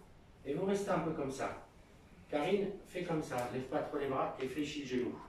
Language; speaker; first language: French; native; French